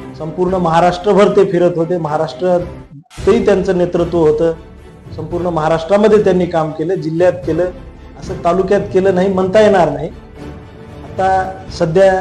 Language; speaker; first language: Marathi; native; Marathi